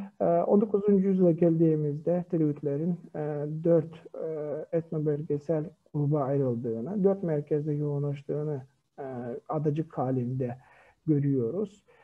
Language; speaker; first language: Turkish; non-native, fluent; Kyrgyz